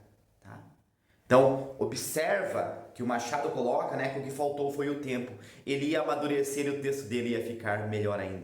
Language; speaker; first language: Portuguese; native; Portuguese